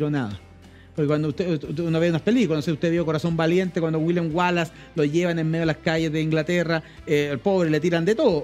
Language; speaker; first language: Spanish; native; Spanish